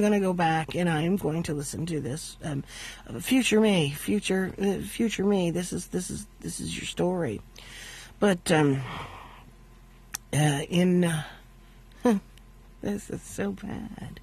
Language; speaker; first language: English; native; English